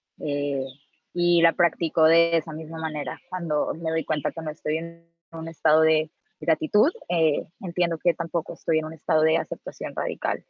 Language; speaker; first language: Spanish; native; Spanish